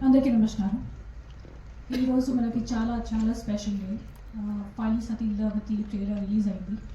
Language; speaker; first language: Telugu; non-native, local second language; Hindi